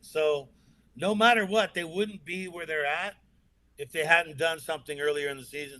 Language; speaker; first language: English; native; English